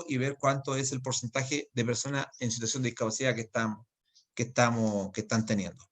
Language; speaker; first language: Spanish; native; Spanish